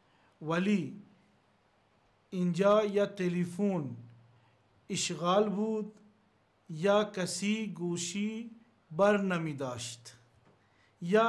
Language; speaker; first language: Persian; non-native, learner; Urdu